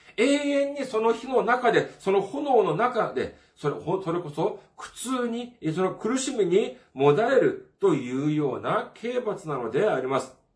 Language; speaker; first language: Japanese; non-native, fluent; Korean